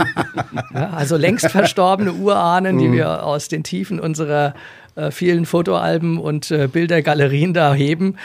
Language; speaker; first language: German; native; German